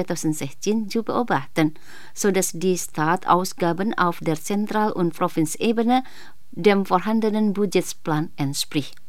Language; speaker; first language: German; non-native, fluent; Indonesian